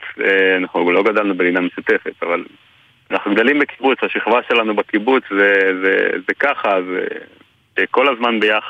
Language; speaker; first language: Hebrew; native; Hebrew